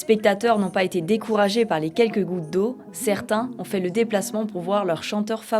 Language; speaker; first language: French; native; French